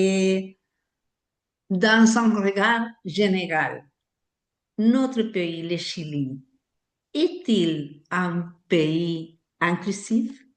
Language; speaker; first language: French; non-native, fluent; Spanish